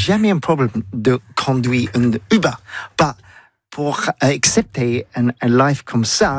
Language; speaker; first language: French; non-native, learner; English